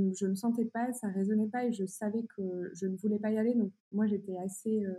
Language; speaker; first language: French; native; French